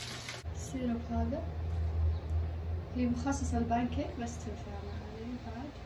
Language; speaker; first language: Arabic; native; Arabic